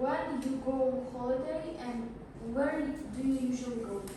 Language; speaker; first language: English; non-native, learner; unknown